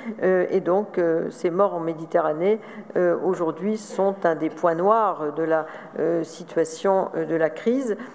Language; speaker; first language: French; native; French